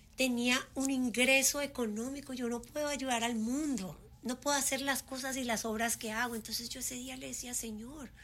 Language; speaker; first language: Spanish; native; Spanish